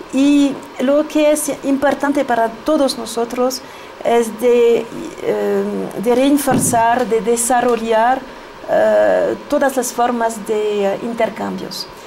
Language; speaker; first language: Spanish; non-native, fluent; French